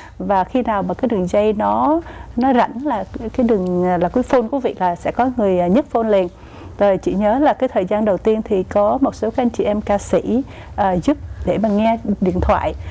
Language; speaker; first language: Vietnamese; native; Vietnamese